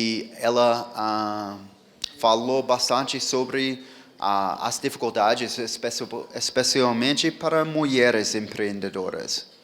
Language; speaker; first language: Portuguese; non-native, fluent; English